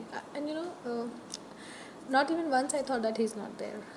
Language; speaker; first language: English; non-native, local second language; Hindi